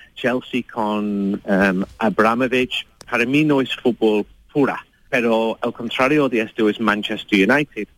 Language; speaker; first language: Spanish; non-native, fluent; English